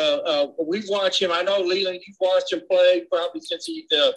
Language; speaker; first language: English; native; English